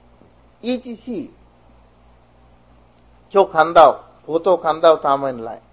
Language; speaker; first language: Chinese; non-native, fluent; Sinhala